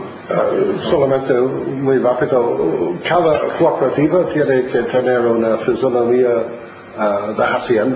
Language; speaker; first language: Spanish; non-native, fluent; English